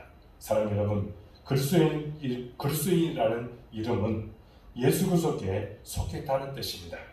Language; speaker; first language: Korean; native; Korean